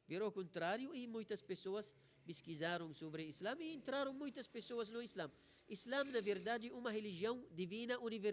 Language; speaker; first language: Portuguese; non-native, fluent; Arabic